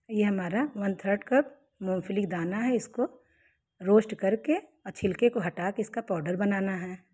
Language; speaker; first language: Hindi; native; Hindi